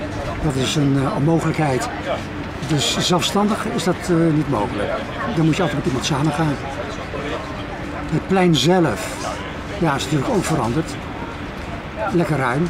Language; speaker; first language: Dutch; native; Dutch